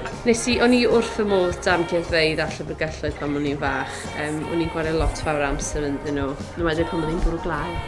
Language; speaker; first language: Welsh; native; Welsh